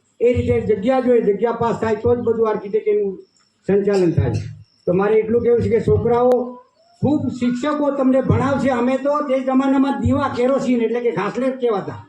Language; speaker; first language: Gujarati; non-native, local second language; Kukna